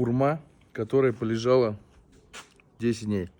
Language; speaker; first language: Russian; native; Russian